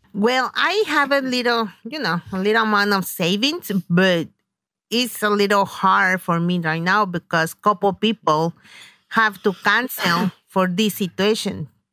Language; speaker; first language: English; non-native, learner; Spanish